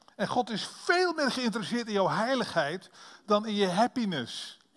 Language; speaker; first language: Dutch; native; Dutch